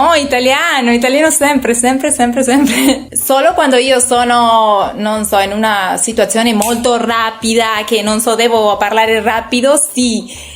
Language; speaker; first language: Italian; non-native, learner; Spanish